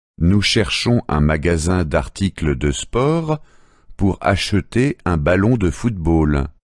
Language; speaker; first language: French; native; French